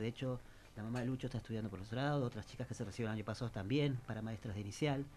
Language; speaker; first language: Spanish; native; Spanish